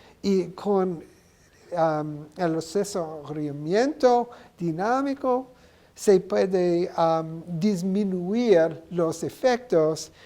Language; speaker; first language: Spanish; non-native, learner; English